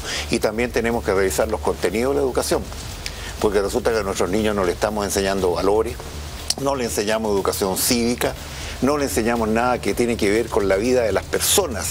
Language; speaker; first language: Spanish; native; Spanish